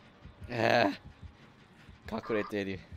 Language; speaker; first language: Japanese; non-native, learner; English